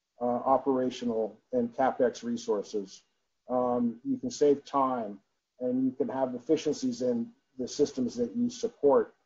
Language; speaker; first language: English; native; English